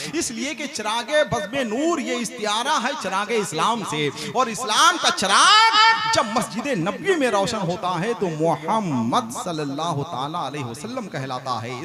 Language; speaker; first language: Hindi; native; Hindi